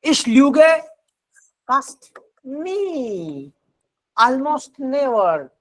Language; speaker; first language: German; non-native, fluent; Hindi